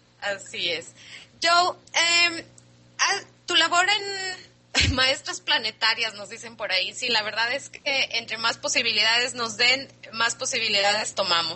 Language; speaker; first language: Spanish; native; Spanish